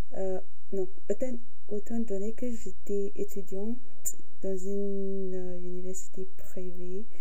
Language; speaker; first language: French; non-native, fluent; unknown